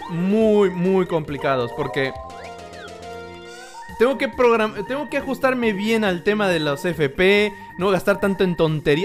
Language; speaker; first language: Spanish; native; Spanish